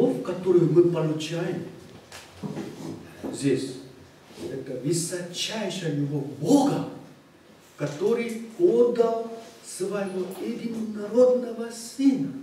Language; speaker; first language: Russian; non-native, fluent; Korean